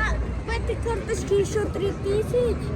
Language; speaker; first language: Russian; early bilingual, other home language; Tajik